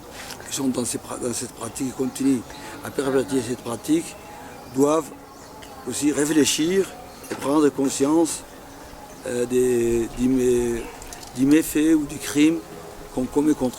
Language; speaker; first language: French; non-native, local second language; Afar